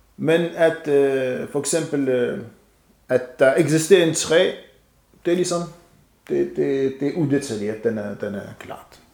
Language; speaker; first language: Danish; non-native, fluent; Arabic